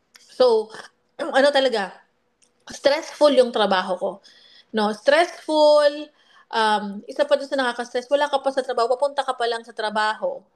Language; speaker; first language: Filipino; non-native, local second language; Bikol